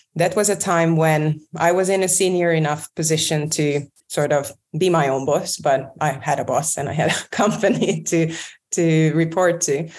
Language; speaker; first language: English; non-native, fluent; Hungarian